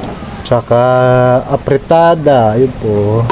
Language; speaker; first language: Filipino; native; Filipino